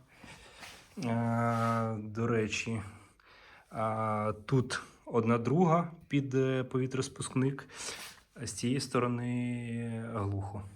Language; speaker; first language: Ukrainian; native; Ukrainian